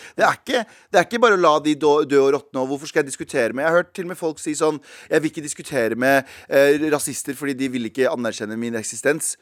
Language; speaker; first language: Norwegian; early bilingual, other home language; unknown